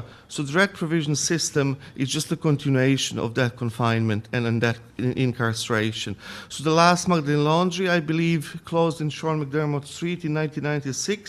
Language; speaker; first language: English; non-native, fluent; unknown